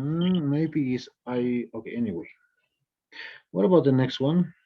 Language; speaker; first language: English; non-native, fluent; Spanish